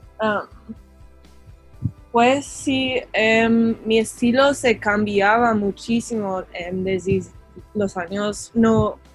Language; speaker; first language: Spanish; non-native, learner; English